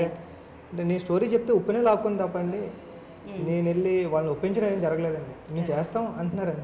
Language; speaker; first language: Telugu; native; Telugu